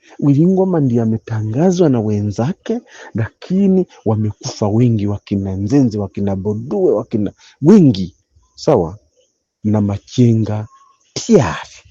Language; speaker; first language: Swahili; non-native, local second language; Kinyarwanda